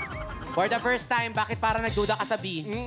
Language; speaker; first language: Filipino; native; Filipino